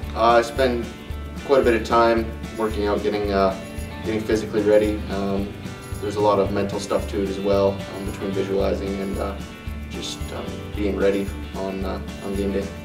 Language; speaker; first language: English; native; English